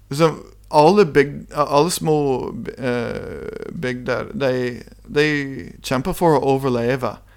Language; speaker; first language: Norwegian; non-native, fluent; English